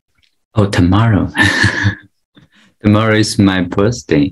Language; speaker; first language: English; non-native, fluent; Chinese